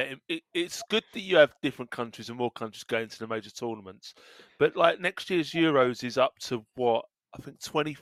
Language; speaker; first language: English; native; English